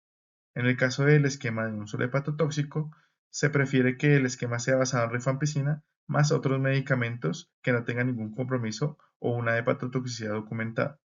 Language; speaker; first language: Spanish; native; Spanish